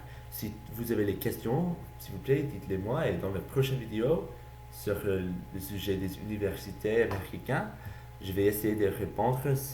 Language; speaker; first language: French; non-native, learner; English